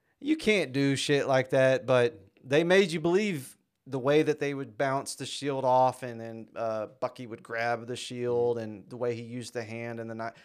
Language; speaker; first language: English; native; English